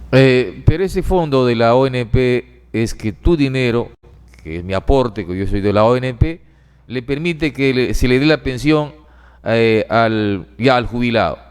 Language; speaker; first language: Spanish; native; Spanish